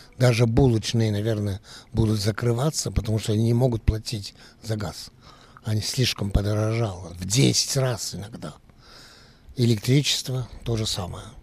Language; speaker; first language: Russian; early bilingual, heritage; Russian